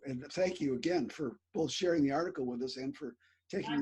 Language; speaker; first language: English; native; English